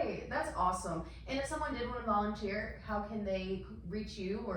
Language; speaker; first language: English; native; English